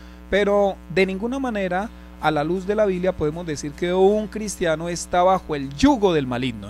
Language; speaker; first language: Spanish; native; Spanish